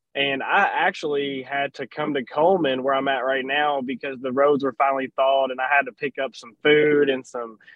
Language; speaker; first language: English; native; English